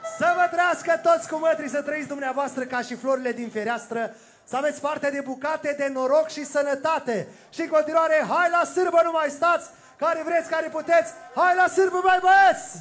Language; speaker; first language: Romanian; native; Romanian